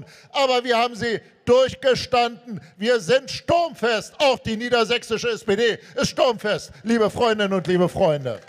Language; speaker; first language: German; native; German